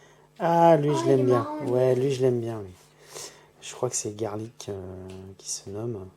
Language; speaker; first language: French; native; French